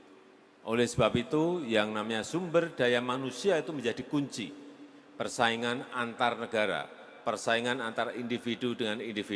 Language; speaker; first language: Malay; non-native, local second language; Javanese